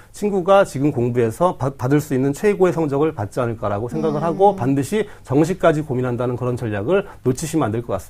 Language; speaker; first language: Korean; native; Korean